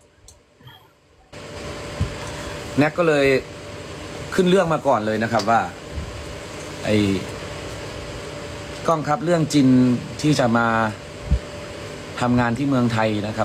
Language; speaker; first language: Thai; native; Thai